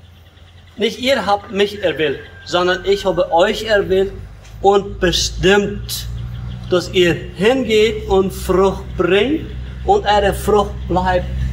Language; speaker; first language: German; early bilingual, heritage; Low German